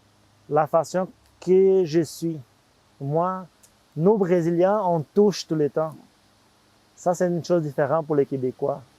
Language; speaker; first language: French; non-native, fluent; Portuguese